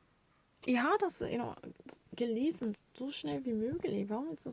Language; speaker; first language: German; non-native, learner; Korean